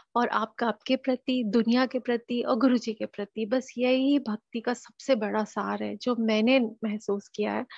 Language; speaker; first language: Hindi; native; Hindi